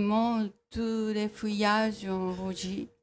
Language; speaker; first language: French; non-native, fluent; Japanese